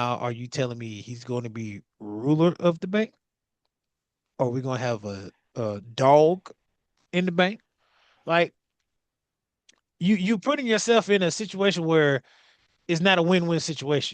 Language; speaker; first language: English; native; English